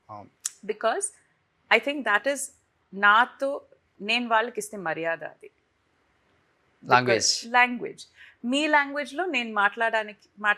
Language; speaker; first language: Telugu; non-native, fluent; Tamil